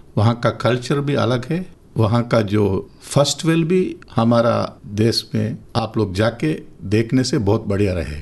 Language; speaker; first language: Hindi; non-native, local second language; Divehi